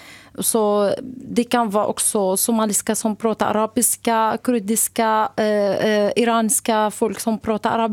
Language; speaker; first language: Swedish; non-native, learner; Arabic